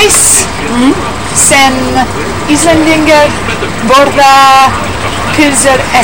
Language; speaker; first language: Icelandic; non-native, learner; Japanese